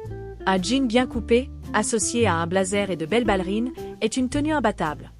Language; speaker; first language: French; native; French